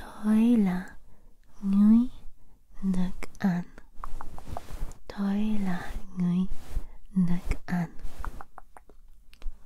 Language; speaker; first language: Vietnamese; non-native, learner; English